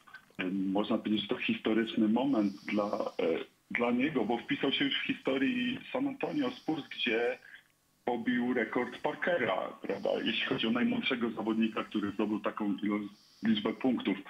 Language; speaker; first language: Polish; native; Polish